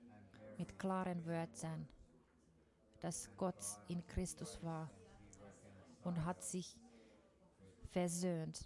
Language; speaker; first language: German; non-native, fluent; Finnish